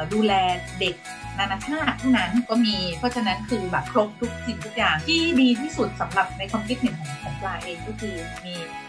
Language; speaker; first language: Thai; native; Thai